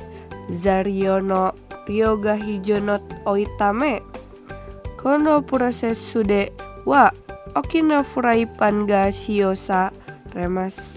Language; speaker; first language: Japanese; non-native, fluent; Indonesian